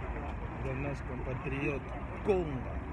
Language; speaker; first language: Russian; non-native, learner; Lingala